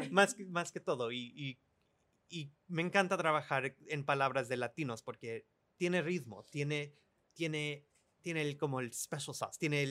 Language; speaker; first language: Spanish; early bilingual, other home language; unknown